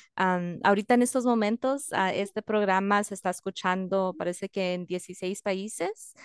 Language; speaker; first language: Spanish; early bilingual, heritage; Spanish